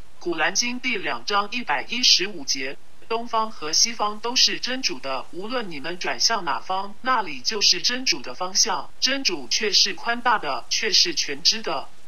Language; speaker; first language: Chinese; non-native, local second language; Cantonese